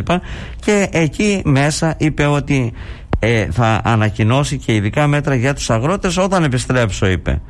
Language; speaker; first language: Greek; native; Greek